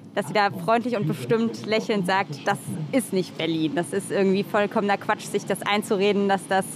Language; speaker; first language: German; native; German